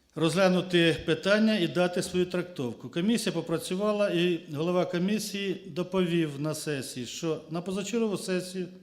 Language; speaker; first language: Ukrainian; native; Ukrainian